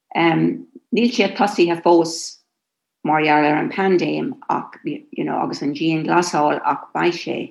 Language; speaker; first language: Irish; non-native, local second language; English